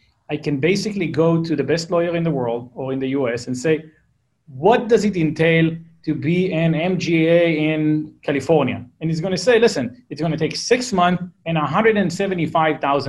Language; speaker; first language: English; non-native, fluent; Hebrew